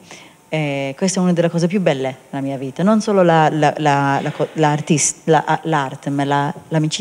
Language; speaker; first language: Italian; non-native, learner; Hebrew